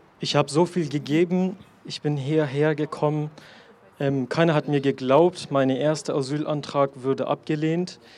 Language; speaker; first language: German; non-native, fluent; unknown